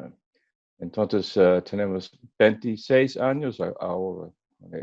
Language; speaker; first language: Spanish; non-native, learner; English